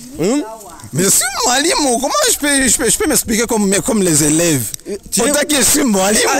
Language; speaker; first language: French; non-native, learner; Rundi